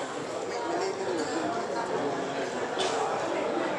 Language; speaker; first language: Vietnamese; native; Vietnamese